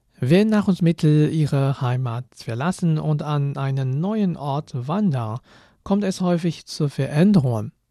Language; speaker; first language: German; non-native, fluent; Chinese